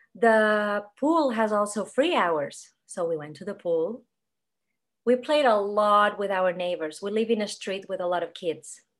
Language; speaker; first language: English; non-native, fluent; Spanish